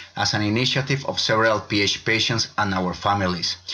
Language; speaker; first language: English; non-native, fluent; Spanish